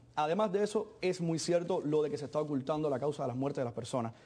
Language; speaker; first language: Spanish; native; Spanish